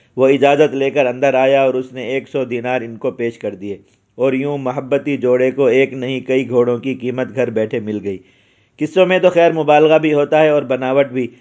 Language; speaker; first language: Urdu; native; Urdu